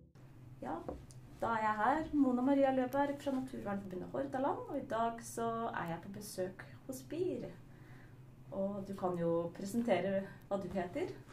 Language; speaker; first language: Norwegian; native; Norwegian